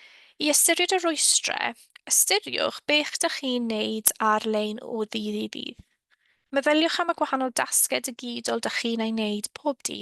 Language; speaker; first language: Welsh; native; Welsh